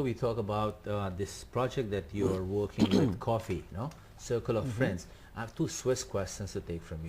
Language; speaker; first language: English; non-native, fluent; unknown